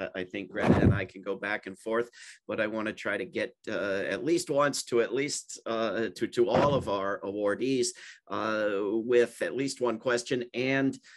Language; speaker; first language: English; native; English